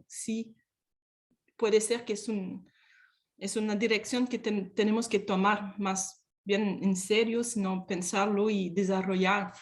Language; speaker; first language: Spanish; non-native, fluent; French